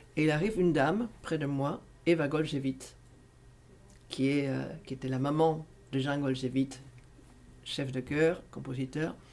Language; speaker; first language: French; non-native, fluent; Spanish